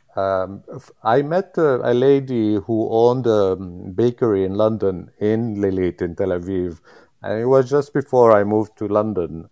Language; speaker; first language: English; non-native, fluent; Arabic